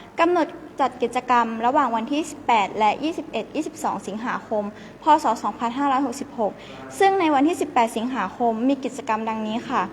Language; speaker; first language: Thai; native; Thai